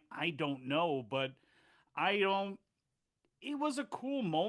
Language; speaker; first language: English; native; English